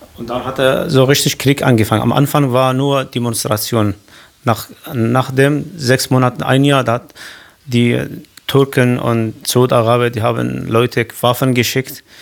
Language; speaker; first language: German; non-native, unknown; Kurdish